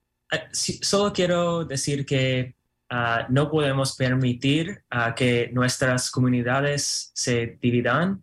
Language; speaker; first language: Spanish; non-native, fluent; English